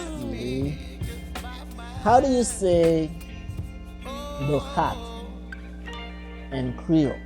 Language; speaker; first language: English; non-native, fluent; Haitian Creole